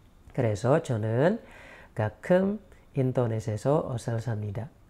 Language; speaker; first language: Korean; non-native, learner; Indonesian